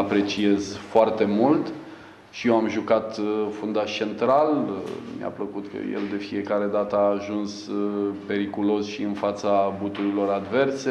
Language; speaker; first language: Romanian; native; Romanian